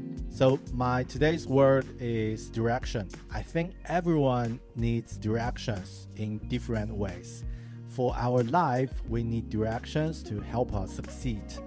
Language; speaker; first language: English; non-native, fluent; Chinese